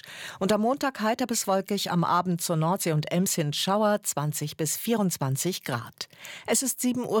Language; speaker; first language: German; native; German